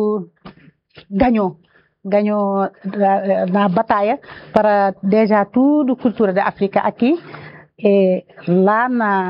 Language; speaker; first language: Portuguese; non-native, learner; Wolof